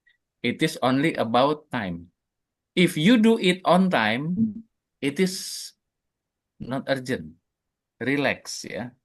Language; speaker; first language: English; non-native, learner; Indonesian